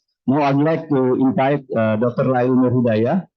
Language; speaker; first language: English; non-native, fluent; Indonesian